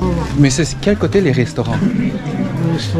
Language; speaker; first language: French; non-native, learner; Korean